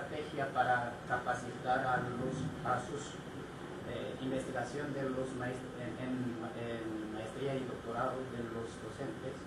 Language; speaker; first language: Spanish; non-native, learner; Korean